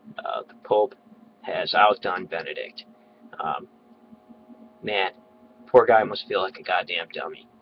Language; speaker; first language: English; native; English